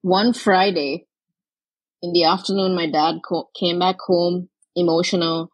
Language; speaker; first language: English; non-native, local second language; Tamil